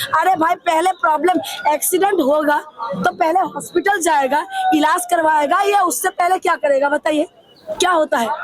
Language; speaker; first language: Hindi; non-native, local second language; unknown